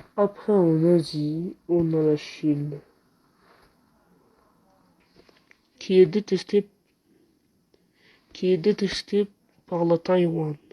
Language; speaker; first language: French; non-native, local second language; Arabic